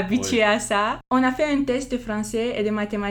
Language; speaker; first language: French; non-native, fluent; Romanian